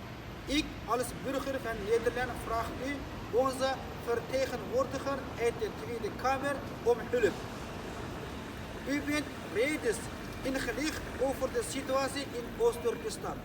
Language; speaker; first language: Dutch; non-native, fluent; Uyghur